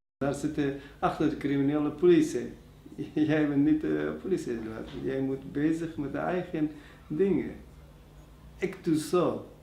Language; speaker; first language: Dutch; non-native, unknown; Persian